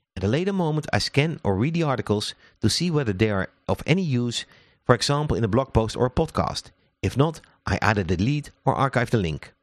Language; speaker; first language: English; non-native, fluent; Dutch